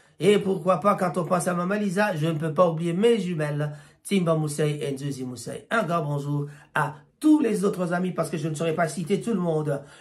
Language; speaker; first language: French; non-native, local second language; Lingala